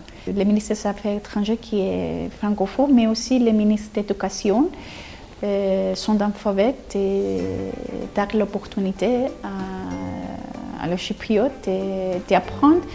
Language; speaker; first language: French; non-native, fluent; Greek